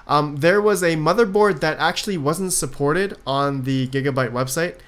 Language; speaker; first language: English; native; English